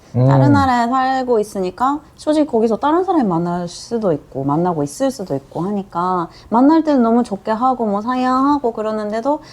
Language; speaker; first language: Korean; non-native, fluent; Japanese